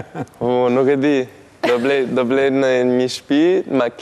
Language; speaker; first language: Albanian; early bilingual, heritage; Albanian